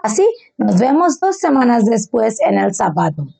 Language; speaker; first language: Spanish; non-native, learner; Bangla